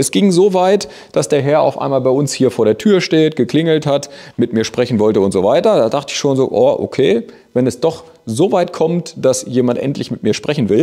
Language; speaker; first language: German; native; German